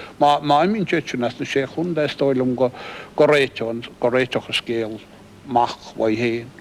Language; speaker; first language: Irish; native; Irish